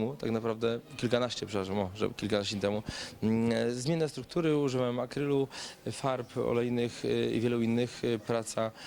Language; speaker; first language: Polish; native; Polish